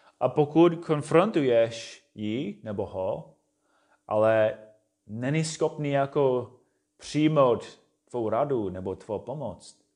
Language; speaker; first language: Czech; non-native, fluent; English